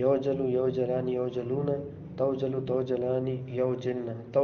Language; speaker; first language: Arabic; non-native, learner; Urdu